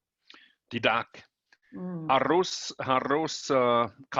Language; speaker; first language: Indonesian; non-native, learner; German